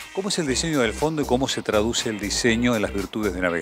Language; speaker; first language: Spanish; native; Spanish